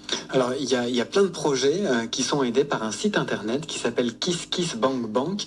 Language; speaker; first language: French; native; French